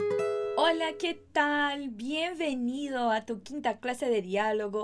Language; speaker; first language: Spanish; non-native, fluent; Portuguese